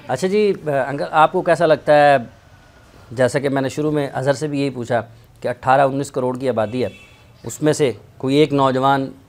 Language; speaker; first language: Urdu; non-native, local second language; Punjabi